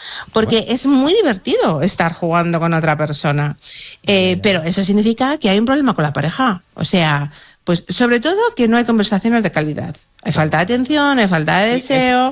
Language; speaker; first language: Spanish; native; Spanish